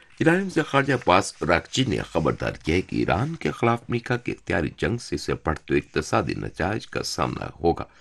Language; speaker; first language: Urdu; non-native, fluent; Turkish